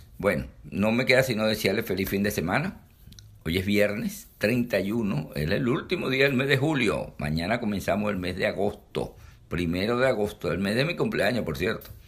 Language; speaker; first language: Spanish; native; Spanish